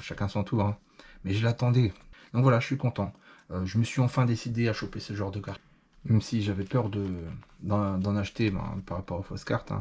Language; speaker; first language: French; native; French